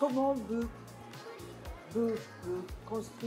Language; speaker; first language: French; non-native, fluent; Japanese